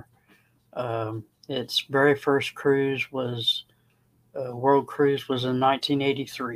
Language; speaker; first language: English; native; English